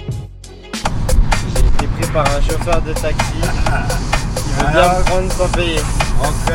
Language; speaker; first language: French; native; French